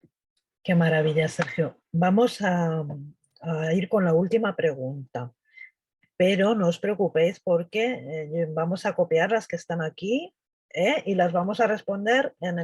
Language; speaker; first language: Spanish; native; Spanish